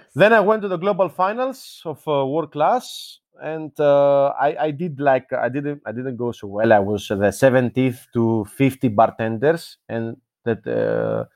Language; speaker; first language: English; non-native, fluent; Greek